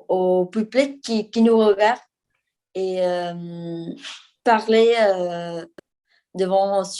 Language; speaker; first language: French; non-native, fluent; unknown